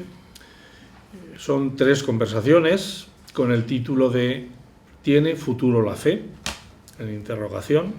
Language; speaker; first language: Spanish; native; Spanish